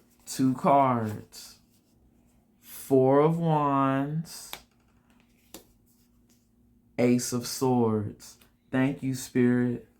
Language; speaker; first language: English; native; English